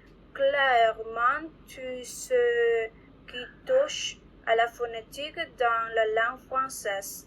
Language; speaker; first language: French; non-native, learner; Spanish